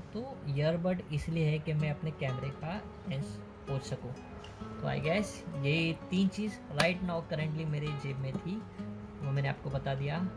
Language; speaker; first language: Hindi; native; Hindi